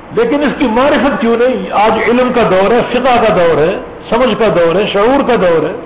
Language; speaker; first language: Urdu; native; Urdu